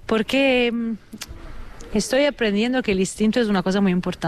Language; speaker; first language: Spanish; non-native, fluent; Italian